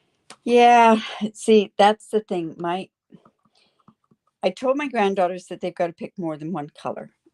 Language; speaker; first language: English; native; English